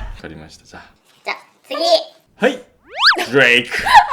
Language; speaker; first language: Korean; native; Korean